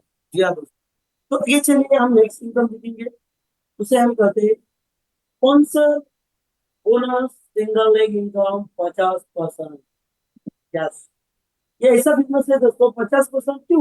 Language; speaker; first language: Hindi; non-native, local second language; Marathi